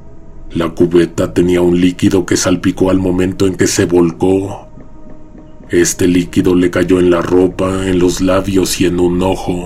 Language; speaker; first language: Spanish; native; Spanish